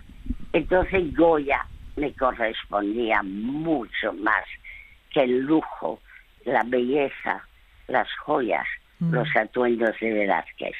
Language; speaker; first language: Spanish; early bilingual, other home language; French